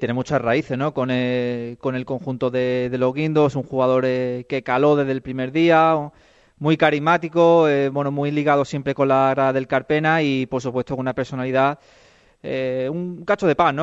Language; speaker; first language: Spanish; native; Spanish